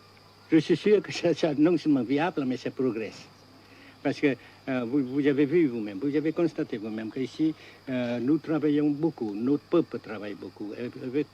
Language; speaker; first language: French; non-native, fluent; Vietnamese